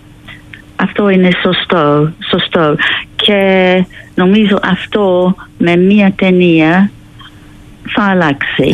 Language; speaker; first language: Greek; non-native, learner; English